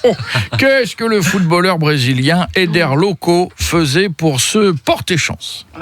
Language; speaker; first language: French; native; French